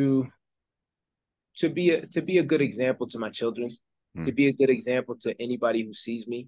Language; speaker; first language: English; early bilingual, other home language; French